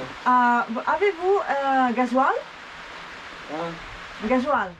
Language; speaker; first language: French; non-native, learner; Catalan